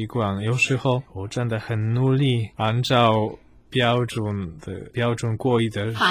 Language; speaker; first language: Chinese; non-native, fluent; Polish